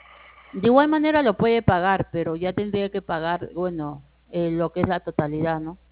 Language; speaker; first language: Spanish; native; Spanish